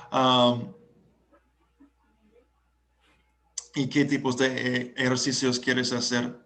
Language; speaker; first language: Spanish; non-native, learner; English